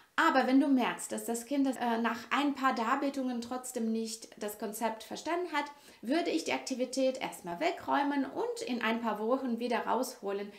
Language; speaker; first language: German; non-native, fluent; Russian